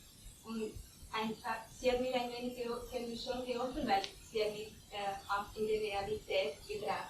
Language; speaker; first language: German; non-native, learner; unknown